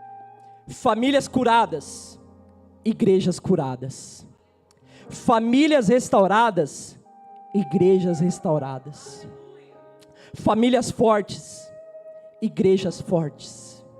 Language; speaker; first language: Portuguese; native; Portuguese